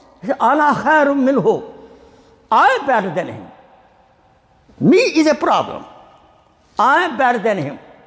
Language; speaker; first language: English; non-native, local second language; Urdu